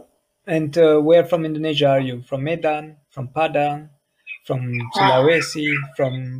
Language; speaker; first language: English; non-native, fluent; German